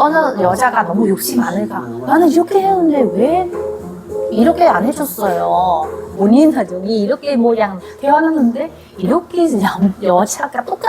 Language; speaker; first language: Korean; non-native, learner; Vietnamese